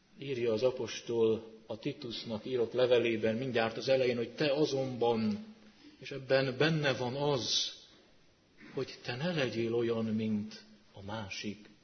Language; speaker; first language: Hungarian; native; Hungarian